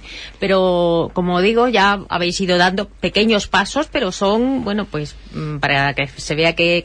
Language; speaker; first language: Spanish; native; Spanish